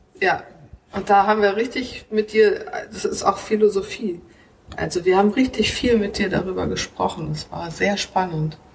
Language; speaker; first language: German; native; German